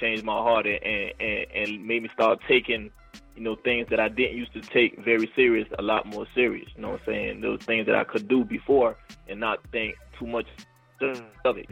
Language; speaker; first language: English; native; English